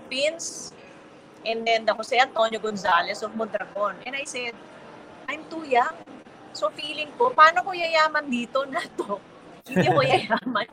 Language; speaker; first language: English; non-native, local second language; Filipino